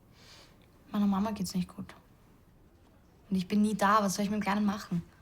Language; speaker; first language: German; native; German